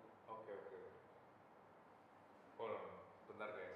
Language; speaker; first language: English; non-native, learner; Indonesian